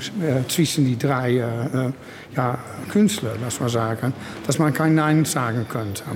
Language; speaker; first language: German; non-native, learner; Dutch